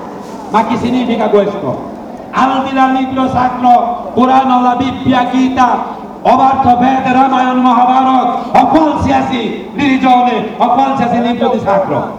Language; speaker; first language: Italian; non-native, learner; Bangla